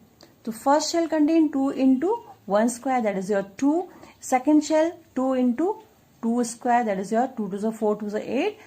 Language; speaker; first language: English; non-native, local second language; Hindi